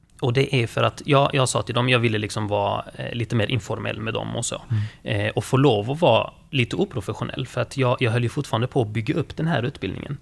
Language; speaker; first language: Swedish; early bilingual, other home language; Arabic